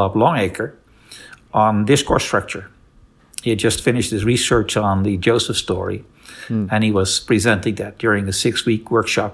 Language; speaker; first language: English; non-native, fluent; Dutch